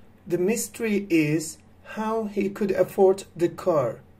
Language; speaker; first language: English; non-native, fluent; Turkish